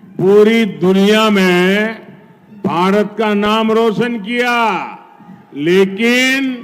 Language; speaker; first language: Hindi; non-native, local second language; Gujarati